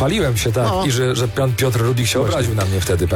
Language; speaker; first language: Polish; native; Polish